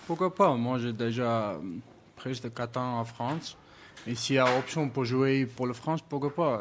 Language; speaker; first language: French; non-native, learner; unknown